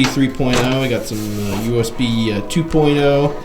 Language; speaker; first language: English; native; English